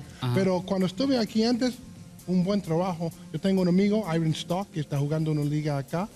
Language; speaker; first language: Spanish; non-native, learner; English